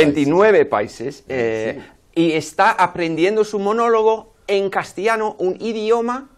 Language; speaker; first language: Spanish; non-native, fluent; English